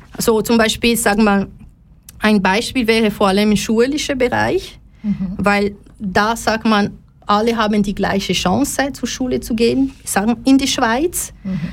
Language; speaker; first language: German; non-native, fluent; Lingala